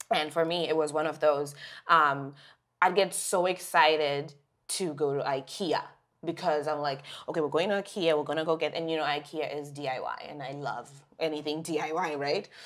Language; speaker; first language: English; non-native, local second language; Shona